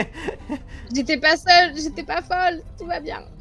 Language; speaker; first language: French; native; French